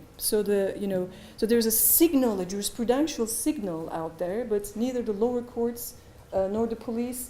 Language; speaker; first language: English; non-native, fluent; Turkish